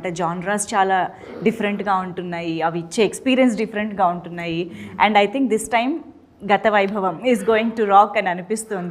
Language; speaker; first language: Telugu; native; Telugu